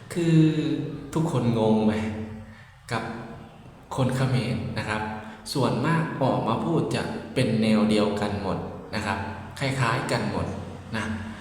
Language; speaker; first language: Thai; native; Thai